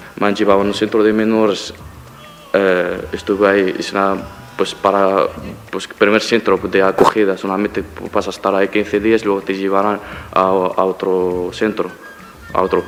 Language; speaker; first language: Spanish; non-native, fluent; Arabic